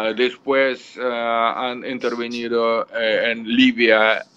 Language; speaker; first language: Spanish; non-native, fluent; Russian